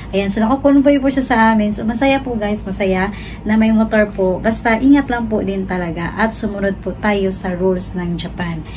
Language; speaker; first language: Filipino; native; Filipino